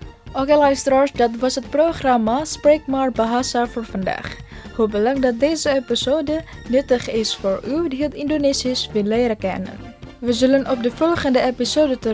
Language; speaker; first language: Dutch; non-native, learner; Indonesian